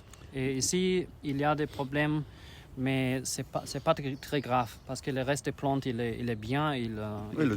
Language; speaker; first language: French; non-native, learner; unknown